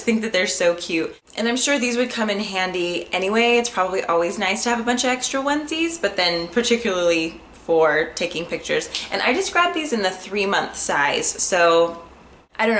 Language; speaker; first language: English; native; English